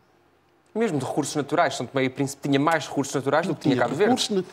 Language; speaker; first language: Portuguese; native; Portuguese